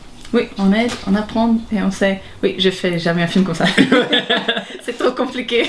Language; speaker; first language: French; non-native, local second language; German